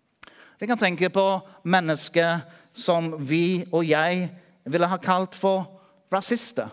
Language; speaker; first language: Norwegian; non-native, fluent; English